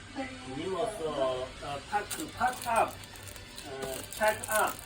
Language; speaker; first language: Japanese; non-native, learner; Chinese